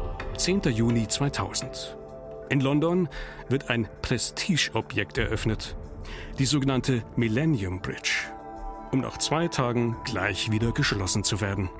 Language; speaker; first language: German; native; German